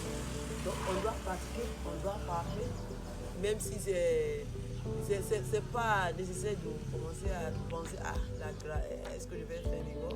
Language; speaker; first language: French; non-native, fluent; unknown